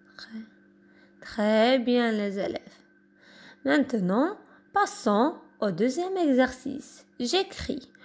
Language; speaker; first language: French; non-native, local second language; Arabic